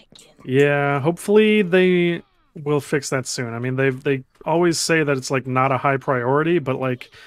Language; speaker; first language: English; native; English